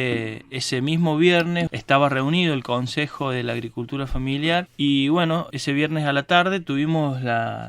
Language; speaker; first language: Spanish; native; Spanish